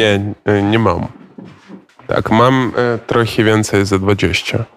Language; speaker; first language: Polish; non-native, learner; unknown